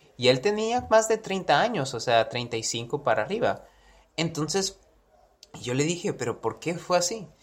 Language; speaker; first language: Spanish; early bilingual, heritage; Spanish